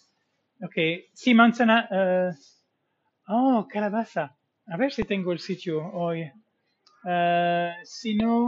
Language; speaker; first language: Spanish; non-native, fluent; English